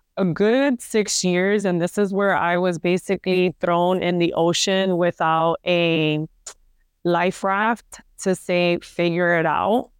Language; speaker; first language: English; early bilingual, other home language; Spanish